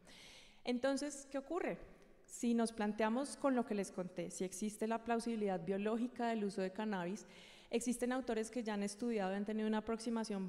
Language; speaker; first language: Spanish; native; Spanish